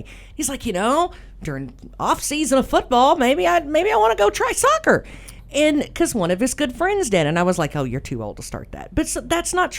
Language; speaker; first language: English; native; English